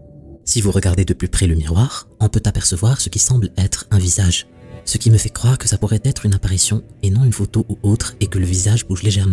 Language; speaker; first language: French; native; French